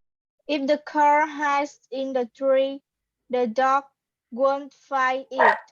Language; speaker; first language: English; non-native, learner; Vietnamese